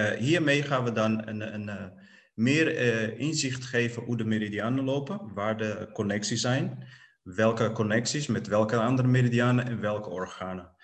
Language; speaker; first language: Dutch; non-native, fluent; Portuguese